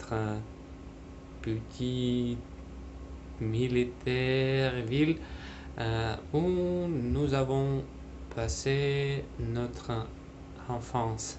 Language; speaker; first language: French; non-native, learner; Russian